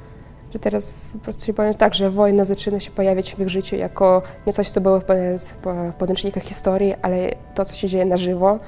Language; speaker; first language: Polish; non-native, fluent; Russian